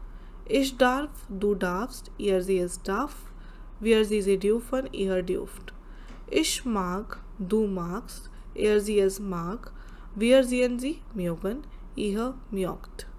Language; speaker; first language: German; non-native, learner; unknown